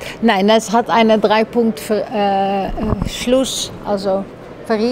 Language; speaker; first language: German; non-native, fluent; Dutch